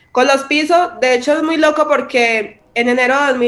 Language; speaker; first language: Spanish; native; Spanish